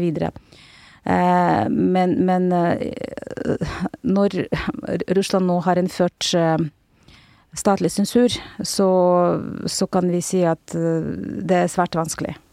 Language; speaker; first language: Norwegian; non-native, fluent; Russian